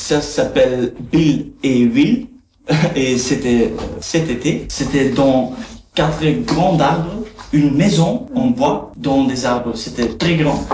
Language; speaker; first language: French; non-native, learner; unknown